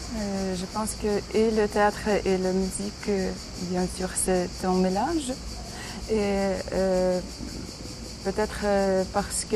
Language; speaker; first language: French; non-native, learner; Ukrainian